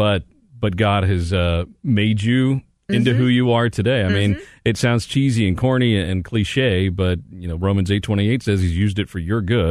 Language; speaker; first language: English; native; English